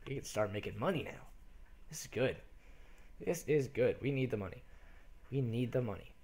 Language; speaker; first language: English; native; English